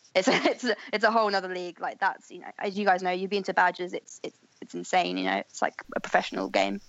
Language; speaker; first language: English; native; English